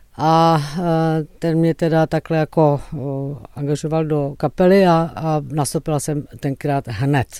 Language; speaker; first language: Czech; early bilingual, other home language; Greek